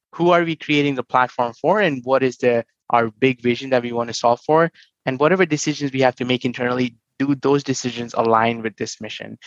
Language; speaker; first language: English; non-native, local second language; Hindi